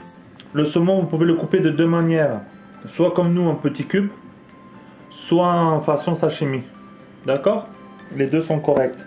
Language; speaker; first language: French; native; French